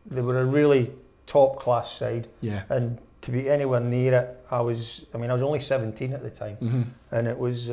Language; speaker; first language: English; native; English